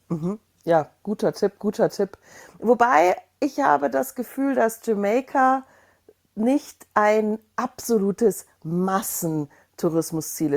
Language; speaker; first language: German; native; German